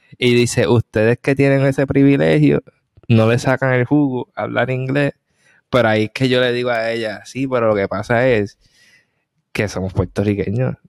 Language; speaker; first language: Spanish; native; Spanish